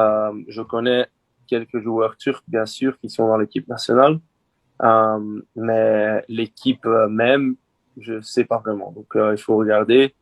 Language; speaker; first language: French; non-native, local second language; Dutch